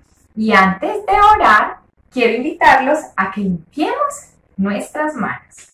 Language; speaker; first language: Spanish; native; Spanish